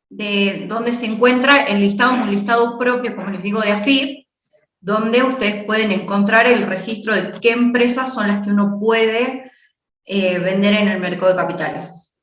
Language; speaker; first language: Spanish; native; Spanish